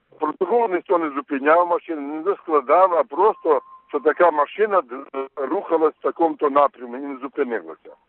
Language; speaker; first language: Ukrainian; native; Ukrainian